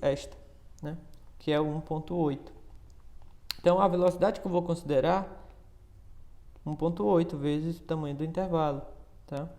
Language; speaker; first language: Portuguese; native; Portuguese